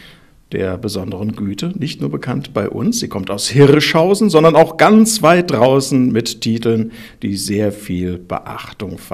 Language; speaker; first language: German; native; German